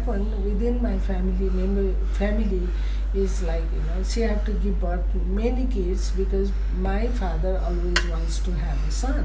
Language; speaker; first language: English; non-native, local second language; Nepali